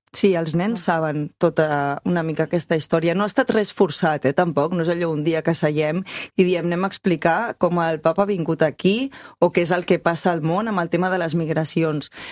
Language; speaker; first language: Catalan; native; Catalan